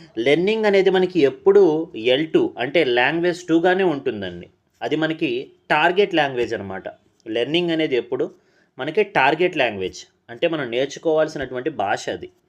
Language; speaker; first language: Telugu; non-native, local second language; Urdu